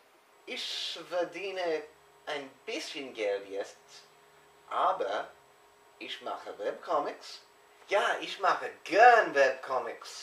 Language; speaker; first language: German; non-native, learner; English